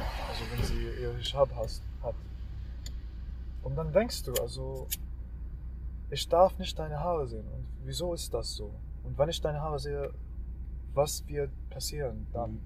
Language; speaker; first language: German; non-native, learner; Arabic